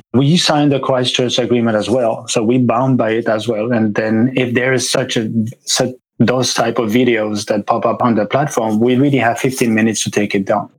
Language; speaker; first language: English; non-native, fluent; French